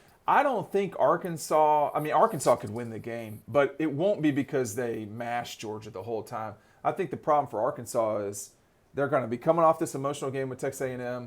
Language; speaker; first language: English; native; English